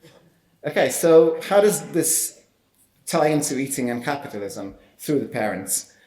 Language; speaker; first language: English; non-native, fluent; Hungarian